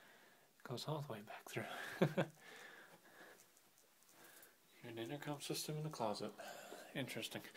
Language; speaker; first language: English; native; English